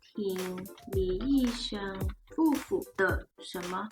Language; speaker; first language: Chinese; non-native, learner; English